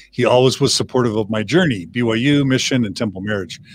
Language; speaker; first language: English; native; English